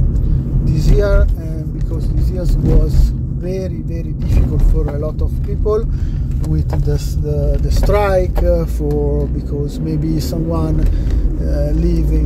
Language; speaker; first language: English; non-native, learner; Italian